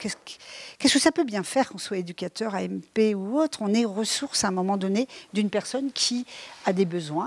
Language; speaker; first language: French; native; French